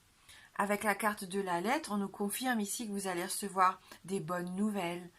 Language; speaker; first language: French; native; French